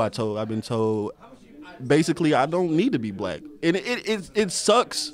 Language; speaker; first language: English; native; English